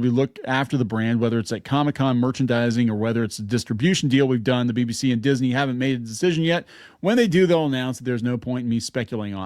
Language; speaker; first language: English; native; English